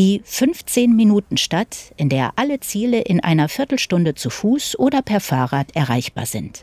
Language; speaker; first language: German; native; German